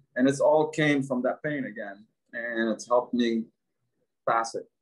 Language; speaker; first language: English; non-native, fluent; Arabic